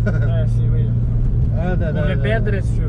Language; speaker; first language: French; non-native, fluent; Italian